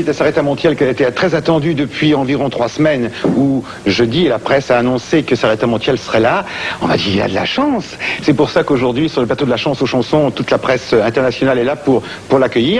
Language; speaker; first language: French; native; French